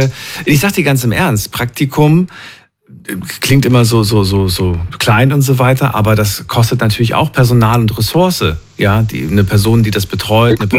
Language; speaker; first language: German; native; German